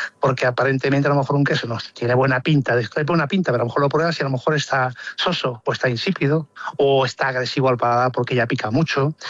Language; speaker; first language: Spanish; native; Spanish